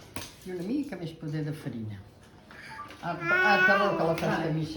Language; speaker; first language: Catalan; native; Catalan